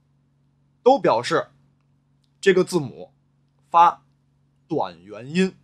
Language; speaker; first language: Chinese; native; Chinese